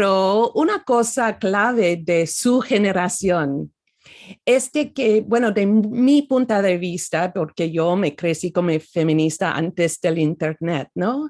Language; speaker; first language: Spanish; non-native, fluent; English